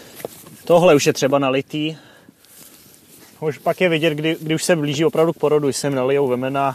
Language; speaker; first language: Czech; native; Czech